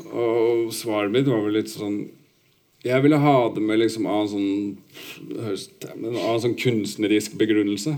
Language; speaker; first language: Norwegian; early bilingual, other home language; Urdu